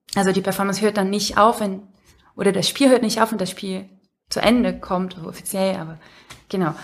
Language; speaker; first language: German; non-native, fluent; Portuguese